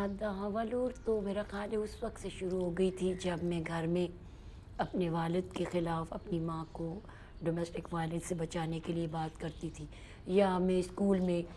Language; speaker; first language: Urdu; non-native, local second language; Pashto